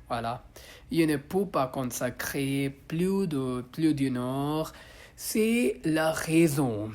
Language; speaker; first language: French; non-native, learner; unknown